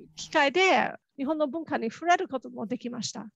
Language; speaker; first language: Japanese; non-native, fluent; English